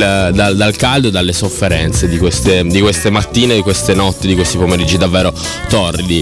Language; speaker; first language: Italian; native; Italian